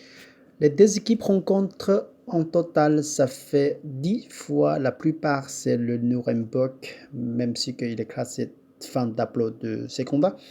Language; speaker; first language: French; non-native, fluent; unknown